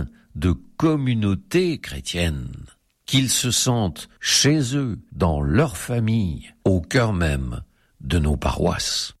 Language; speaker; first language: French; native; French